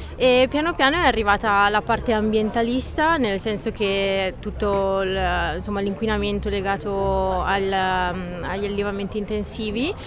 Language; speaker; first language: Italian; native; Italian